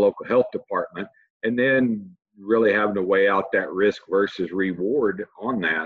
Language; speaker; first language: English; native; English